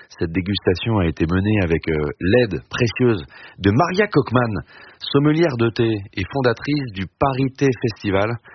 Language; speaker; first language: French; native; French